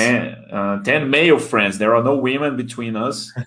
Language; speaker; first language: English; non-native, fluent; Portuguese